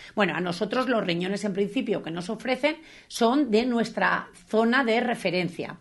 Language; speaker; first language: Spanish; native; Spanish